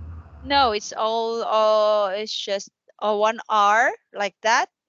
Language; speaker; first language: English; non-native, fluent; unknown